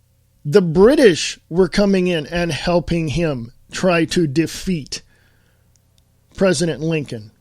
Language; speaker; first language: English; native; English